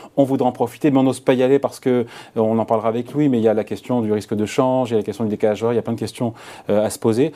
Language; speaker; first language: French; native; French